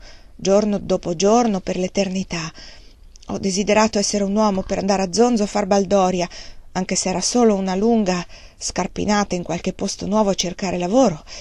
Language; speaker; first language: Italian; native; Italian